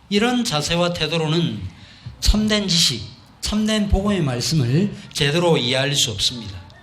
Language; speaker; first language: Korean; native; Korean